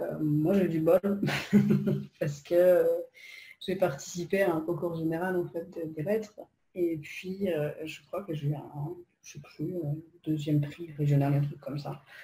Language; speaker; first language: French; non-native, fluent; Polish